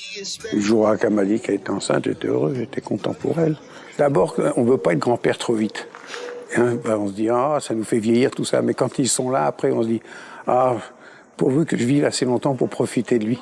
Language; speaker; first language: French; native; French